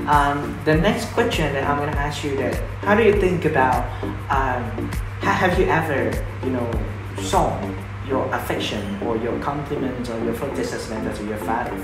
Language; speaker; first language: English; non-native, fluent; Vietnamese